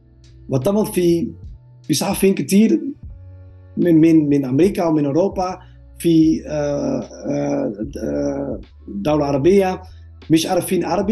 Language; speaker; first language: Arabic; non-native, learner; Dutch